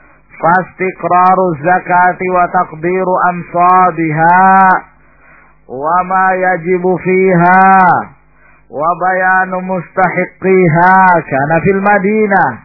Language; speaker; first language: Arabic; non-native, fluent; Indonesian